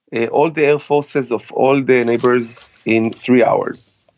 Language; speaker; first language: English; non-native, fluent; Hebrew